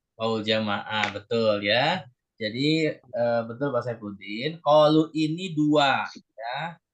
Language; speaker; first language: Indonesian; native; Indonesian